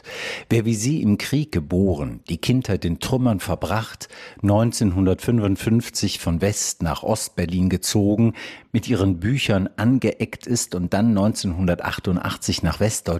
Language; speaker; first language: German; native; German